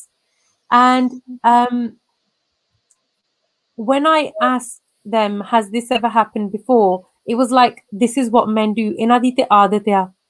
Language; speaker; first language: English; native; English